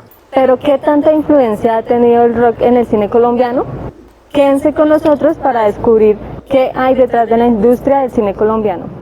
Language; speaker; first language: Spanish; native; Spanish